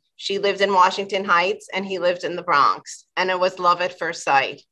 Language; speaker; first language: English; native; English